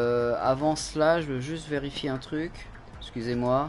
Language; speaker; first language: French; native; French